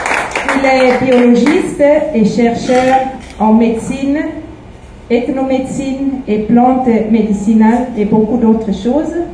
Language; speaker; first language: French; non-native, fluent; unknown